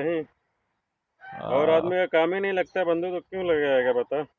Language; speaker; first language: Hindi; native; Hindi